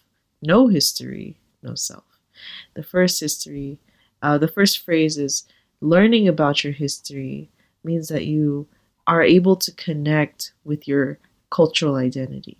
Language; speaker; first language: English; native; English